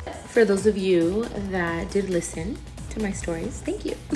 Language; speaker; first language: English; early bilingual, other home language; Spanish